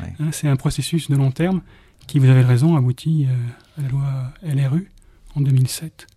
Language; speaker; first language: French; native; French